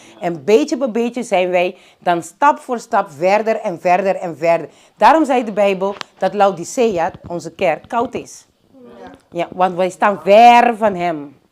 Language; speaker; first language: Dutch; non-native, local second language; Papiamento